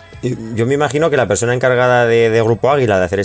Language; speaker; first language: Spanish; native; Spanish